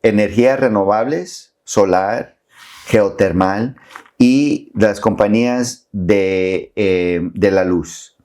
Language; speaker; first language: Spanish; early bilingual, heritage; Spanish